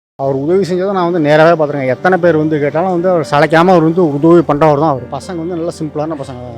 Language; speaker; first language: Tamil; native; Tamil